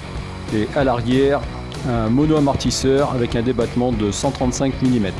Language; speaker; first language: French; native; French